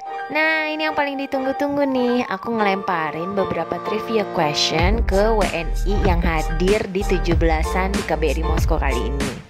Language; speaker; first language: Indonesian; native; Indonesian